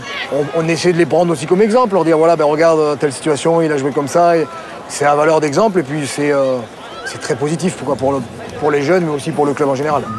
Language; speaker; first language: French; native; French